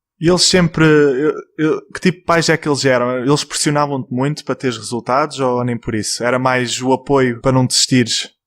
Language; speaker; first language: Portuguese; native; Portuguese